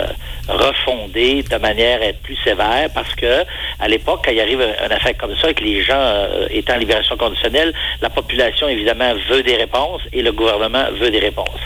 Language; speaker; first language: French; native; French